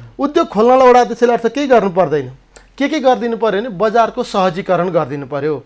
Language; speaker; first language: Nepali; native; Nepali